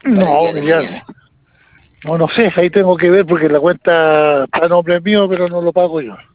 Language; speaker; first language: Spanish; native; Spanish